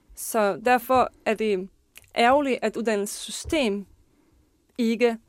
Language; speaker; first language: Danish; non-native, fluent; Bosnian